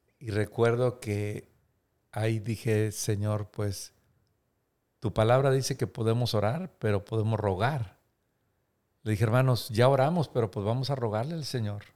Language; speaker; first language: Spanish; native; Spanish